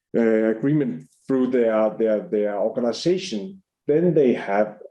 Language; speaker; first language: English; non-native, fluent; Danish